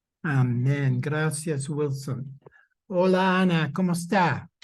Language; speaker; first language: Spanish; non-native, fluent; English